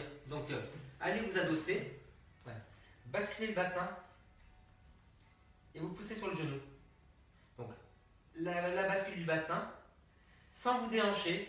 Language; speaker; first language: French; native; French